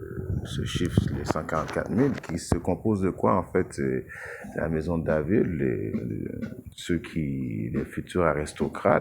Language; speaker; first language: French; native; French